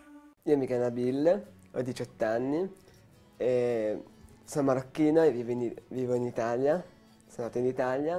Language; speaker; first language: Italian; early bilingual, other home language; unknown